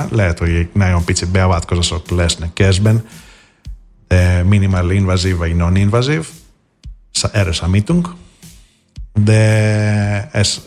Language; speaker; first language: Hungarian; non-native, fluent; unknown